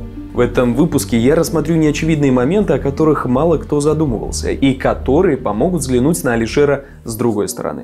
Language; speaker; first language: Russian; native; Russian